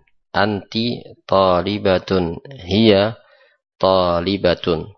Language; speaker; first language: Arabic; non-native, fluent; Indonesian